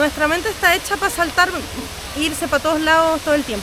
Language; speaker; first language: Spanish; native; Spanish